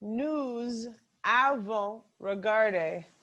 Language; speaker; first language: French; non-native, fluent; English